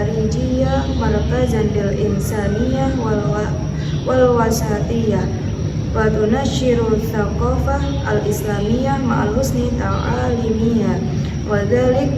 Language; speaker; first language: Arabic; non-native, learner; Indonesian